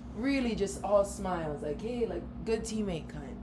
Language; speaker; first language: English; native; English